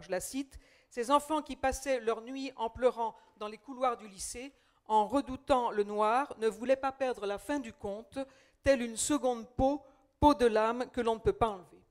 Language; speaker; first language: French; native; French